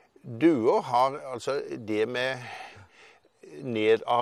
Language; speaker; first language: Norwegian; native; Norwegian